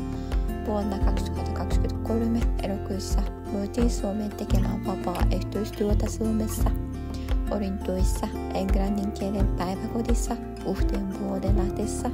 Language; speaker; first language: Finnish; non-native, learner; Japanese